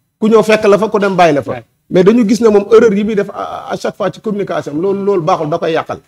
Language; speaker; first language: Wolof; native; Wolof